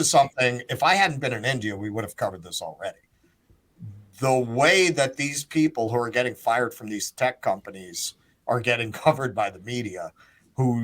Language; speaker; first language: English; native; English